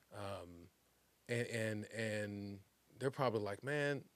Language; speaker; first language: English; native; English